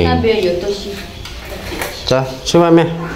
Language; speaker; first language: Chinese; native; Chinese